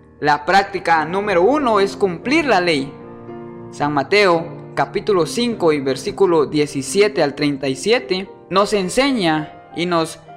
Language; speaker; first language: Spanish; native; Spanish